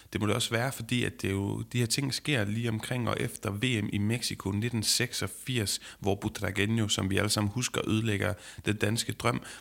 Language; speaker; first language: Danish; native; Danish